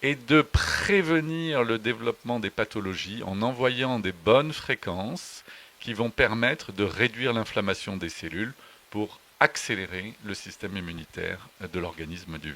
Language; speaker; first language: French; native; French